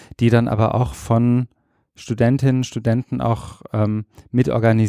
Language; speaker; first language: German; native; German